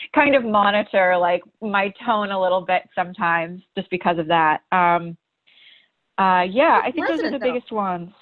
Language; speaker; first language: English; native; English